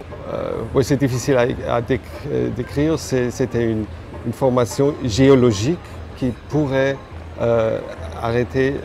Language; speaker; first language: French; non-native, fluent; German